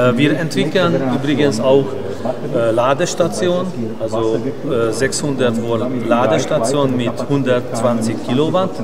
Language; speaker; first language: German; non-native, learner; Hungarian